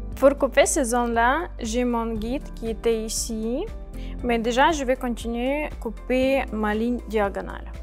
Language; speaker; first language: French; non-native, learner; Ukrainian